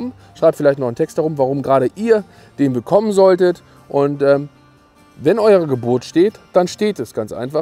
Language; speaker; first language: German; native; German